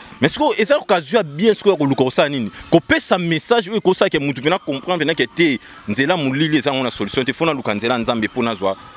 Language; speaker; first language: Lingala; native; Lingala